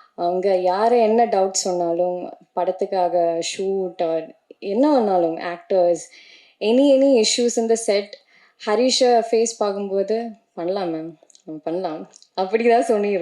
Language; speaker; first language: Tamil; non-native, learner; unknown